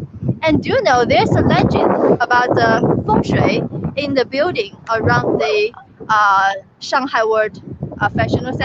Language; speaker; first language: English; non-native, fluent; Chinese